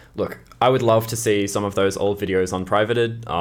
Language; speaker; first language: English; native; English